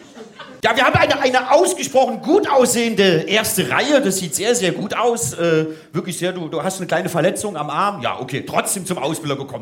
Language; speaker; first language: German; native; German